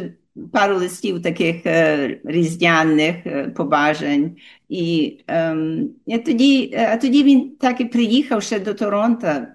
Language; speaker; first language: Ukrainian; early bilingual, heritage; Ukrainian